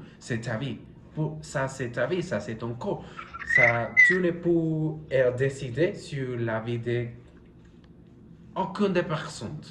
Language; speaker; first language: French; non-native, learner; Spanish